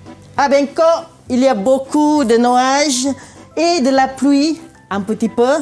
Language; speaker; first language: French; non-native, fluent; Malay